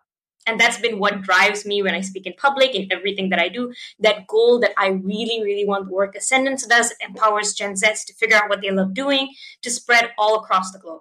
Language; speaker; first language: English; non-native, local second language; Tamil